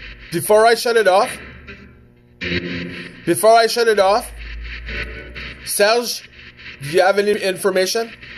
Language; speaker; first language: English; early bilingual, other home language; French